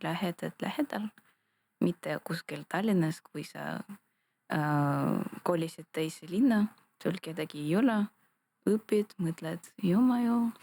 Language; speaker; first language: Estonian; non-native, local second language; Russian